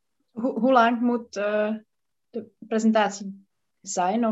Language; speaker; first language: Dutch; non-native, learner; Czech